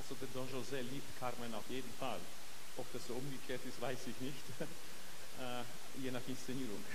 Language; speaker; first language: German; non-native, fluent; Polish